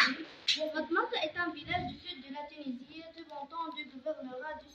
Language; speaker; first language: French; non-native, learner; Arabic